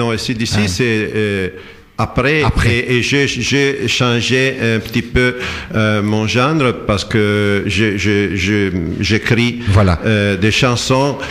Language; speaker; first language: French; non-native, fluent; Italian